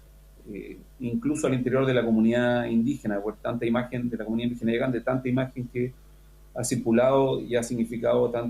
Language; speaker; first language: Spanish; native; Spanish